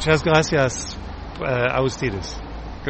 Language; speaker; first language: Spanish; non-native, learner; German